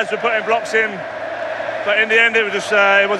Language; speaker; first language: English; native; English